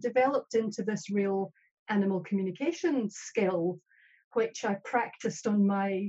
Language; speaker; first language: English; native; English